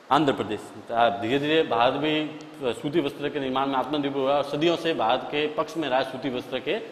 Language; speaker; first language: Hindi; native; Hindi